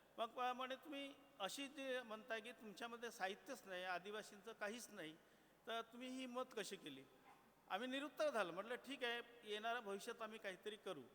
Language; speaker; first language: Marathi; non-native, local second language; Gondi